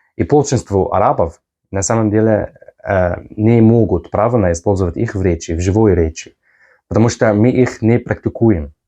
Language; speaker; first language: Russian; non-native, fluent; Arabic